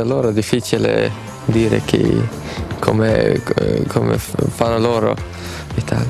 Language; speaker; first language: Italian; non-native, learner; Swedish